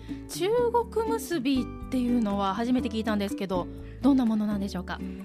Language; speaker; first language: Japanese; native; Japanese